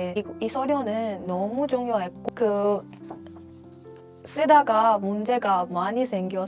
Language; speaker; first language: Korean; non-native, fluent; Persian